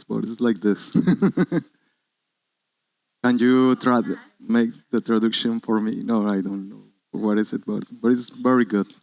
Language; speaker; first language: English; non-native, learner; Spanish